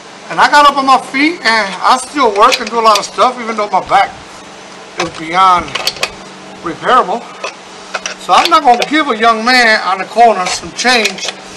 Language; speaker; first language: English; non-native, fluent; Spanish